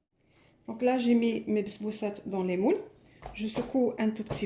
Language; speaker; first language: French; non-native, local second language; Arabic